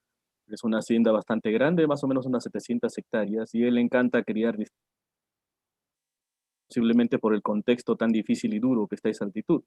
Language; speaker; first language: Spanish; native; Spanish